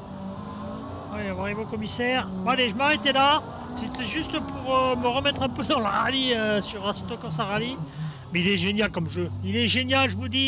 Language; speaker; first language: French; native; French